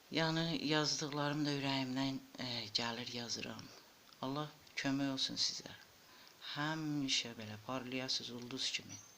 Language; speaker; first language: Azerbaijani; native; Azerbaijani